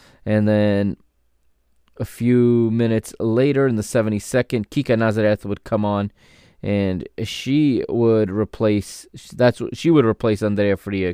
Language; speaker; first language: English; native; English